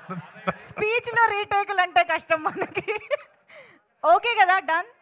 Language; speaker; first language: Telugu; native; Telugu